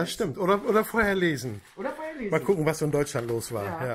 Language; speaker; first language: German; native; German